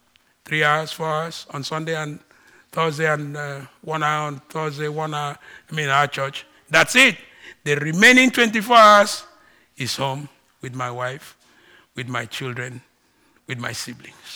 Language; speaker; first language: English; non-native, local second language; Ibibio